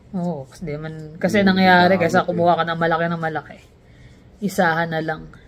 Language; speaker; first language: Filipino; native; Filipino